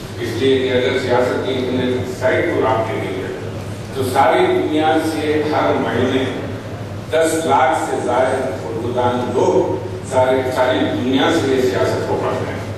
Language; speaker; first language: Urdu; native; Urdu